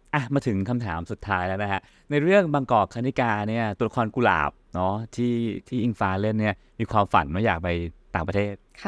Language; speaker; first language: Thai; native; Thai